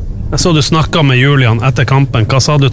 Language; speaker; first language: Norwegian; native; Norwegian